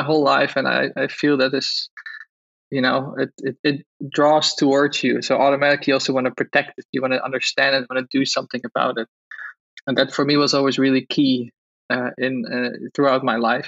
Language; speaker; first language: English; non-native, fluent; Dutch